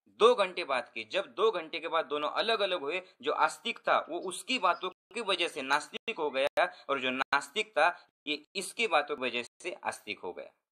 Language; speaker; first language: Hindi; non-native, local second language; Marathi